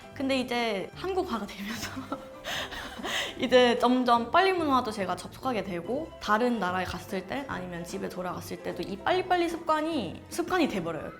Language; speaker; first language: Korean; non-native, fluent; Thai